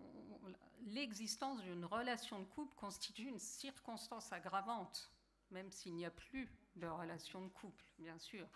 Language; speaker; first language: French; native; French